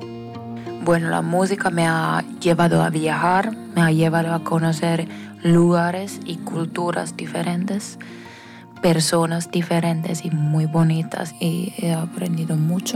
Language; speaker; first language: Spanish; non-native, fluent; Finnish